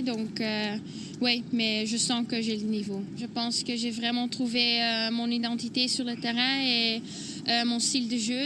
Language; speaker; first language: French; non-native, local second language; Dutch